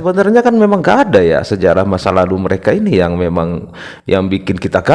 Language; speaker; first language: Indonesian; native; Indonesian